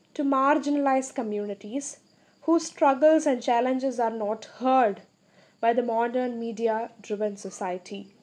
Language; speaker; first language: English; non-native, local second language; Malayalam